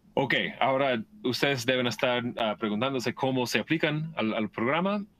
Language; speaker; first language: Spanish; non-native, fluent; English